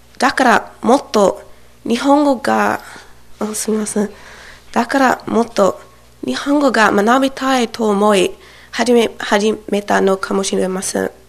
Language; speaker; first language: Japanese; non-native, learner; English